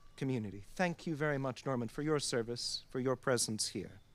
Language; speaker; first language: English; native; English